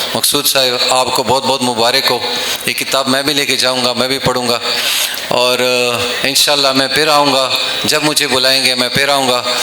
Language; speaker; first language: Urdu; non-native, local second language; Pashto